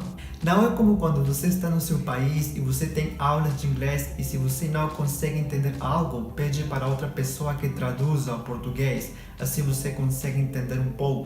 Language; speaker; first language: Portuguese; non-native, fluent; Spanish